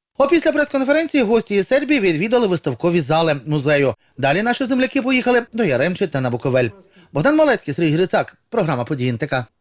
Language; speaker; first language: Ukrainian; native; Ukrainian